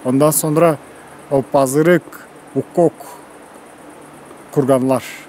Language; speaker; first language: Turkish; non-native, learner; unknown